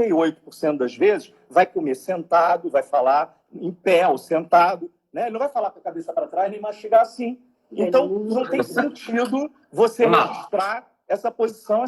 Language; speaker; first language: Portuguese; native; Portuguese